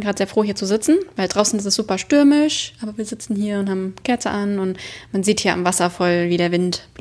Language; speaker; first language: German; native; German